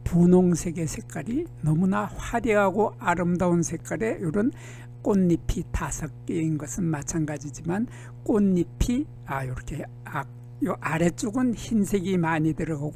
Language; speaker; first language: Korean; native; Korean